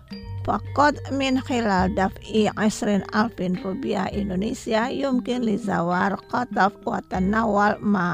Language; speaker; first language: Arabic; non-native, fluent; Indonesian